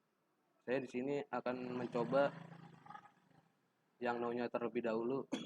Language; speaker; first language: Indonesian; native; Indonesian